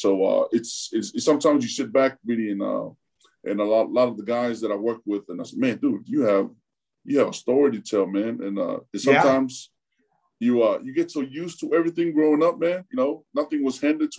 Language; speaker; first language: English; early bilingual, other home language; Tongan